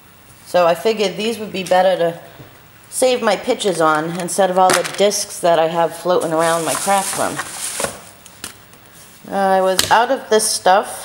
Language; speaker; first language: English; native; English